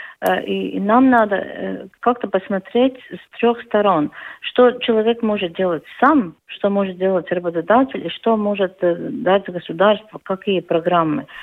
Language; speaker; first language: Russian; non-native, local second language; Latvian